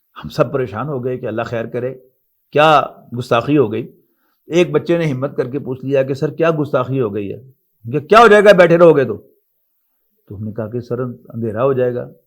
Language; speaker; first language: Urdu; non-native, local second language; Punjabi